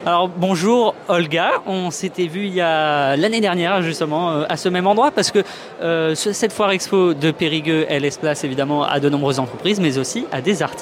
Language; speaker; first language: French; native; French